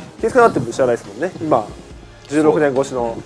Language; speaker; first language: Japanese; native; Japanese